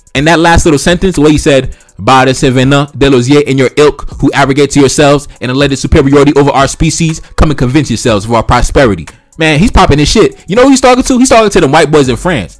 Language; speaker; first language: English; early bilingual, other home language; Haitian Creole